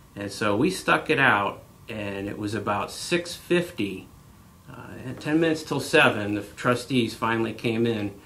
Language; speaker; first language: English; native; English